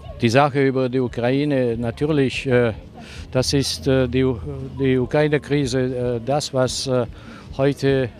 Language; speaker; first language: German; non-native, fluent; Russian